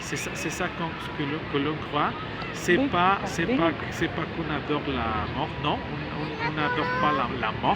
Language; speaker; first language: French; non-native, learner; Spanish